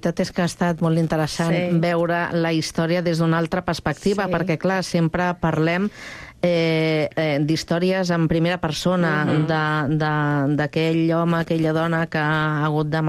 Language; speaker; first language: Catalan; native; Catalan